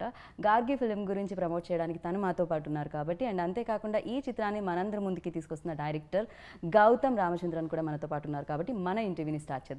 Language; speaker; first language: Telugu; native; Telugu